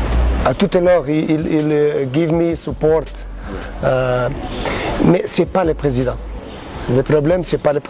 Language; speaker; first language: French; non-native, learner; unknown